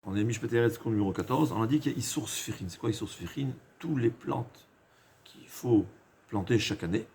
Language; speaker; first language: French; native; French